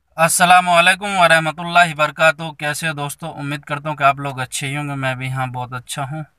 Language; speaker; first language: Hindi; native; Hindi